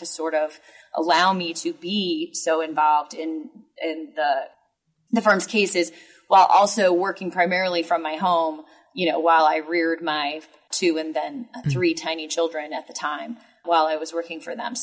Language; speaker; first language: English; native; English